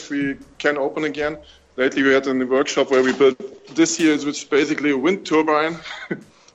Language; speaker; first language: English; non-native, fluent; German